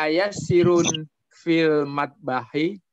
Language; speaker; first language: Arabic; non-native, learner; Indonesian